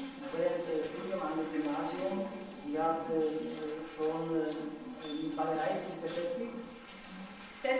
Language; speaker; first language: German; non-native, learner; Czech